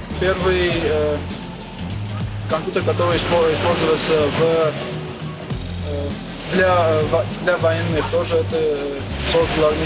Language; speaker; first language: Russian; non-native, local second language; Armenian